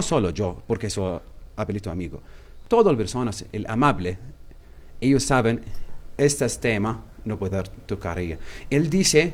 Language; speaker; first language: Spanish; non-native, learner; Arabic